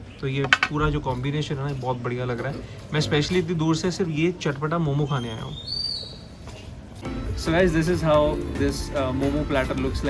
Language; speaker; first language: Hindi; native; Hindi